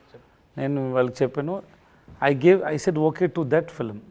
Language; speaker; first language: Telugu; non-native, learner; Tamil